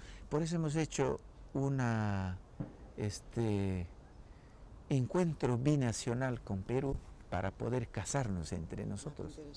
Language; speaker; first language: Spanish; non-native, local second language; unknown